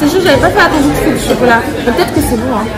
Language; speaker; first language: French; native; French